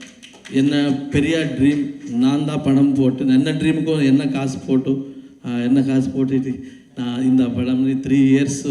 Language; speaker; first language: Tamil; non-native, learner; Kannada